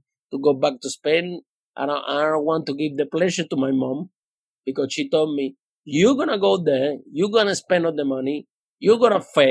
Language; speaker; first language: English; non-native, fluent; Spanish